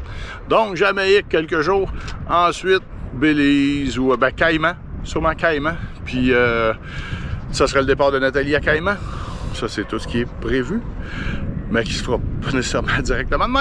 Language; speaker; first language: French; native; French